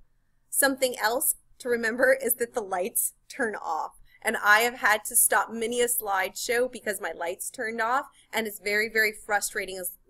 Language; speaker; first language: English; native; English